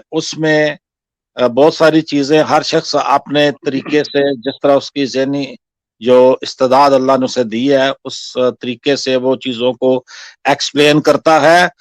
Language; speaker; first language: Urdu; non-native, local second language; Punjabi